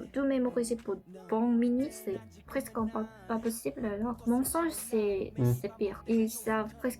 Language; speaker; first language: French; non-native, learner; Korean